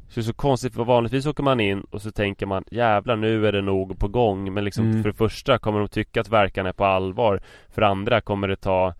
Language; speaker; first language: Swedish; native; Swedish